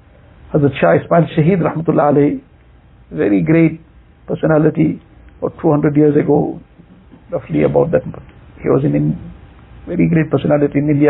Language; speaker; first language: English; native; English